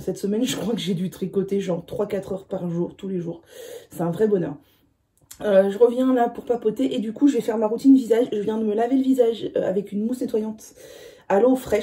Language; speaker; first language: French; native; French